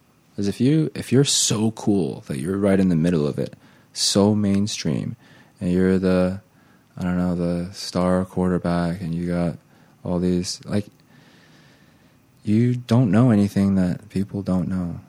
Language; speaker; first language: English; native; English